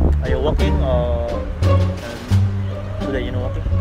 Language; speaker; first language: English; non-native, learner; Indonesian